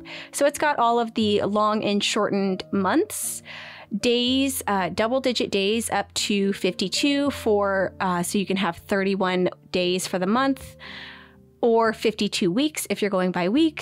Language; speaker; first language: English; native; English